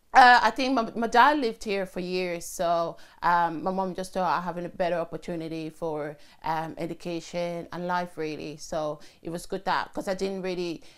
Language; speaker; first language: English; early bilingual, other home language; French